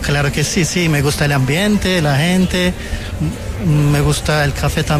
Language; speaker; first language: Spanish; non-native, fluent; Turkish